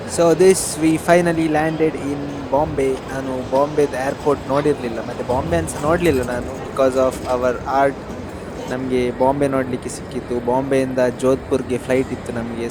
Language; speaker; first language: Kannada; non-native, local second language; Tulu